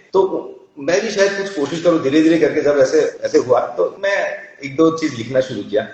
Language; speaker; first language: Hindi; non-native, local second language; Assamese